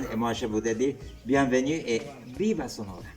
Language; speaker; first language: French; non-native, learner; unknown